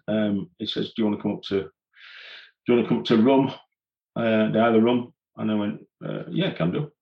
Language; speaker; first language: English; native; English